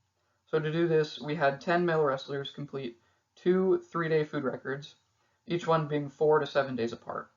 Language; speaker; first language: English; native; English